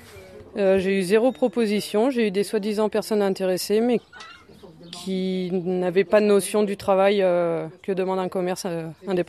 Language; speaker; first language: French; native; French